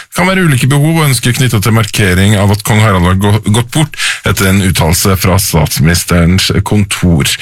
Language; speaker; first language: Norwegian; native; Norwegian